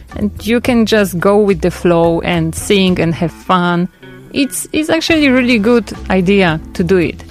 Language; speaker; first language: English; non-native, fluent; Polish